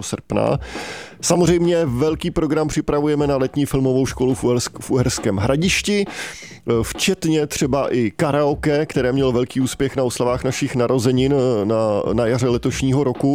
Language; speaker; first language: Czech; native; Czech